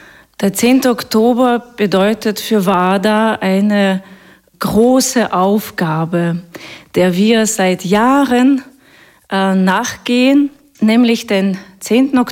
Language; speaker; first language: German; non-native, fluent; Russian